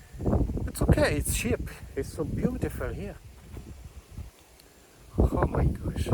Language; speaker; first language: English; non-native, learner; French